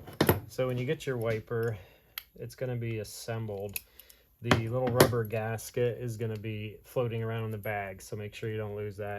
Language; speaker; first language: English; native; English